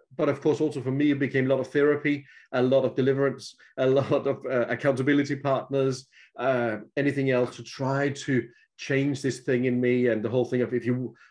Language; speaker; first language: English; non-native, fluent; Danish